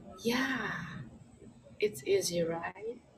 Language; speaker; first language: English; non-native, learner; Indonesian